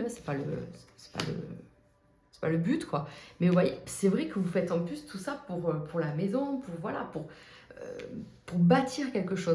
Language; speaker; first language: French; native; French